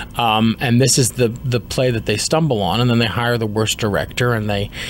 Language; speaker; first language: English; native; English